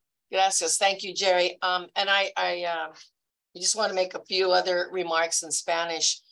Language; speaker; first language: English; early bilingual, other home language; Spanish